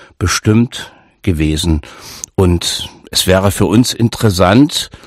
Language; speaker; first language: German; native; German